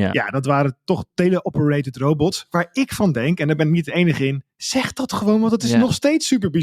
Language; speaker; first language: Dutch; native; Dutch